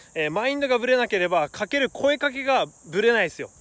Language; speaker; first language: Japanese; native; Japanese